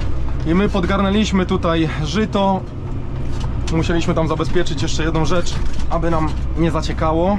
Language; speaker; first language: Polish; native; Polish